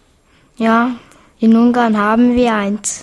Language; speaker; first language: German; early bilingual, other home language; Hungarian